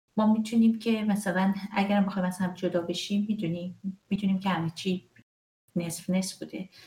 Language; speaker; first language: Persian; native; Persian